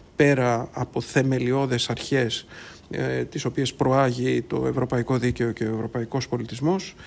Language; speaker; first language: Greek; native; Greek